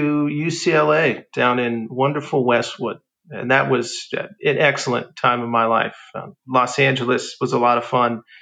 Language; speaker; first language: English; native; English